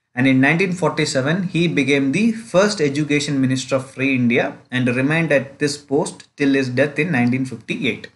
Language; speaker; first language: English; non-native, local second language; Tamil